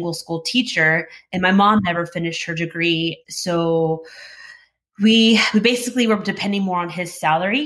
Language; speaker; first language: English; native; English